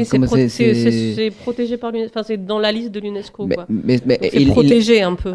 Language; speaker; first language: French; native; French